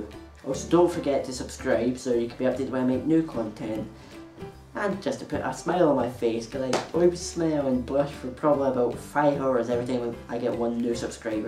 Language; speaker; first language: English; native; English